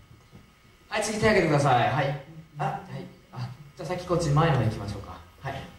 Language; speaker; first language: Japanese; native; Japanese